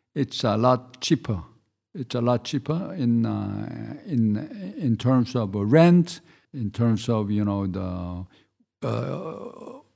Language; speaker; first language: English; non-native, fluent; Korean